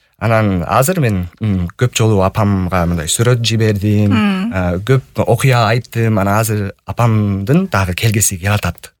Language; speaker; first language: Kyrgyz; non-native, fluent; English